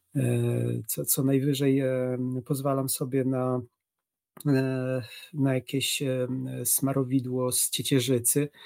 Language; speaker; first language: Polish; native; Polish